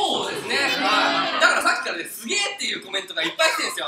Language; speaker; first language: Japanese; native; Japanese